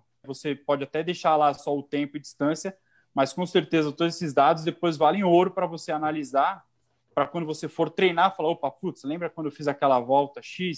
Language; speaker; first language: Portuguese; native; Portuguese